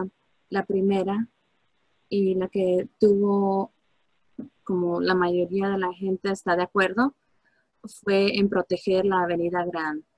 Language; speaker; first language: Spanish; early bilingual, heritage; Spanish